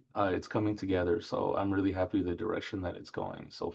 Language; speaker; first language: English; native; English